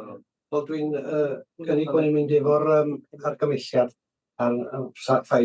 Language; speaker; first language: Welsh; native; Welsh